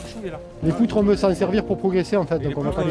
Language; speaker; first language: French; native; French